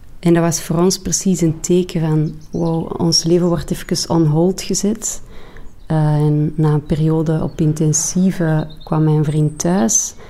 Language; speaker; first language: Dutch; native; Dutch